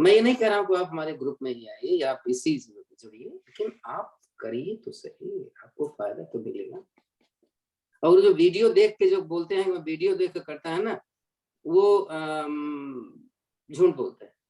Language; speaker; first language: Hindi; native; Hindi